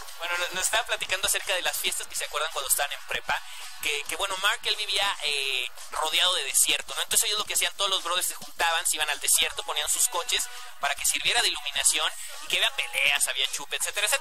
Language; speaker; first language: Spanish; native; Spanish